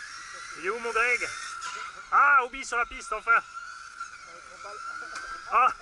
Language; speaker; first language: French; native; French